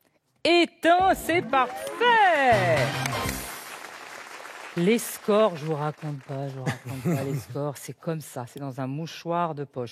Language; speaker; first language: French; native; French